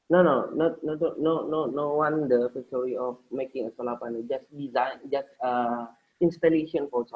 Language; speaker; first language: English; non-native, learner; Indonesian